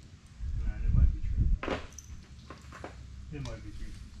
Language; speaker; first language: English; native; English